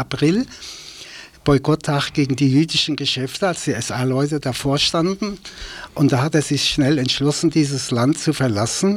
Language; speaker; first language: German; native; German